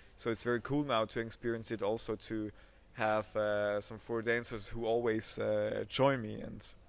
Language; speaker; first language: English; non-native, fluent; Swiss German